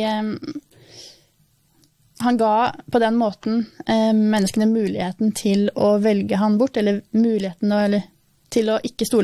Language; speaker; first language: Norwegian; native; Norwegian